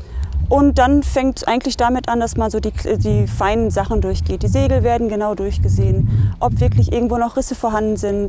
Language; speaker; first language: German; native; German